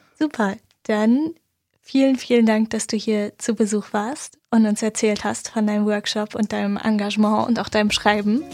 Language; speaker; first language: German; native; German